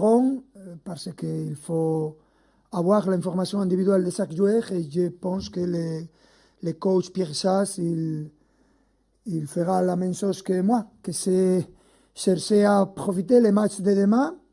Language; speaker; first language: French; non-native, fluent; Spanish